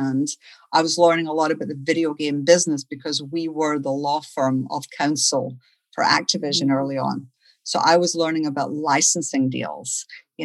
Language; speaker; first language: English; native; English